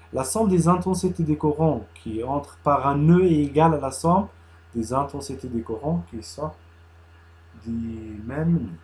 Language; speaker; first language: French; non-native, local second language; Arabic